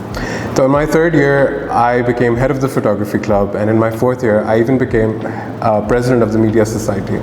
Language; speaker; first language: English; non-native, local second language; Urdu